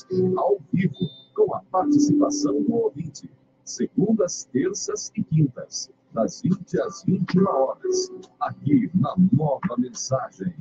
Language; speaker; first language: Portuguese; native; Portuguese